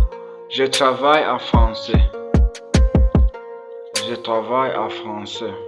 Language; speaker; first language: French; non-native, local second language; Kinyarwanda